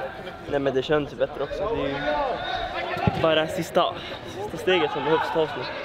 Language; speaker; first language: Swedish; native; Swedish